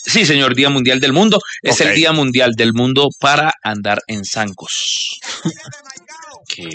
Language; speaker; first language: Spanish; native; Spanish